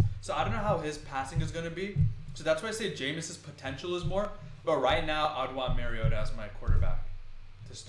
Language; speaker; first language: English; native; English